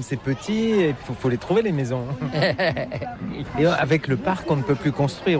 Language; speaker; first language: French; native; French